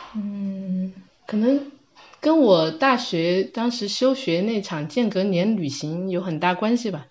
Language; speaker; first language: Chinese; native; Chinese